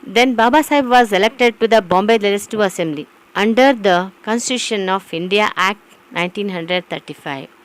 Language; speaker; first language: English; non-native, local second language; Kannada